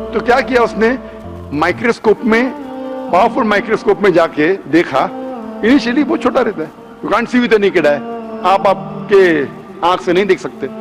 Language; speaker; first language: Hindi; non-native, local second language; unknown